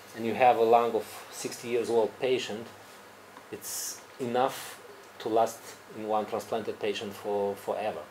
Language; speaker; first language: English; non-native, fluent; Romanian